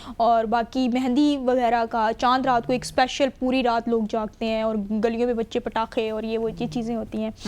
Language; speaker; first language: Urdu; non-native, local second language; Punjabi